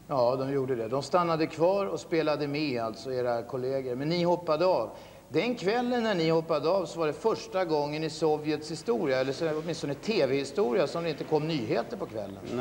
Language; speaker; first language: Swedish; native; Swedish